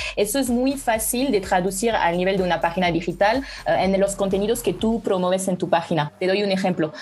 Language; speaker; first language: Spanish; non-native, fluent; French